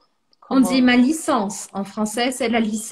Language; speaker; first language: French; non-native, fluent; Portuguese